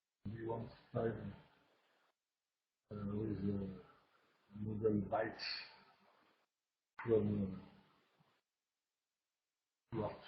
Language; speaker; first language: English; non-native, learner; French